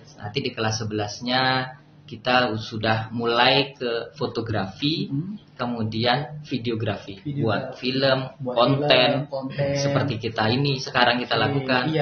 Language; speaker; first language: Indonesian; native; Indonesian